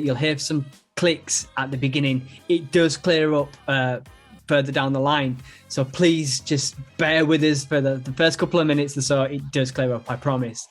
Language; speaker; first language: English; native; English